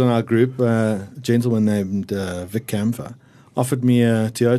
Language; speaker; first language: English; native; English